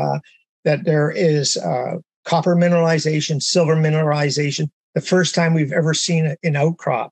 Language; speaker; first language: English; native; English